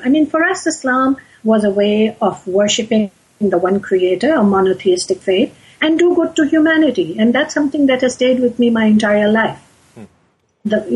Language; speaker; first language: English; non-native, local second language; Urdu